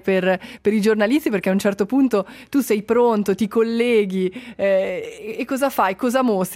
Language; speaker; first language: Italian; native; Italian